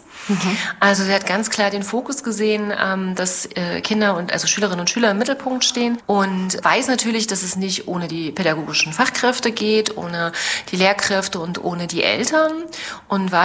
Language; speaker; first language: German; native; German